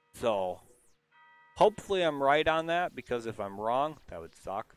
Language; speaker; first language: English; native; English